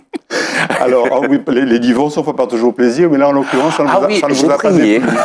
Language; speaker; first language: French; native; French